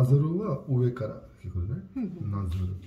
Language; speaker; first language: Japanese; non-native, learner; Hindi